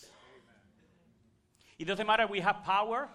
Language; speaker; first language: English; non-native, learner; Spanish